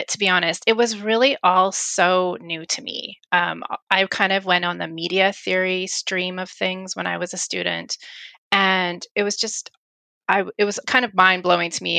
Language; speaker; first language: English; native; English